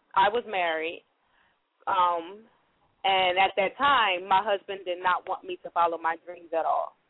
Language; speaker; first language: English; native; English